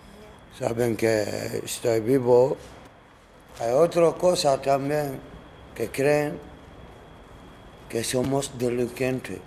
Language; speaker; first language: Spanish; non-native, learner; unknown